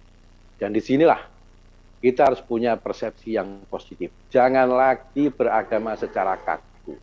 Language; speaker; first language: Indonesian; native; Indonesian